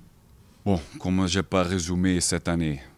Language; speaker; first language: French; non-native, fluent; Portuguese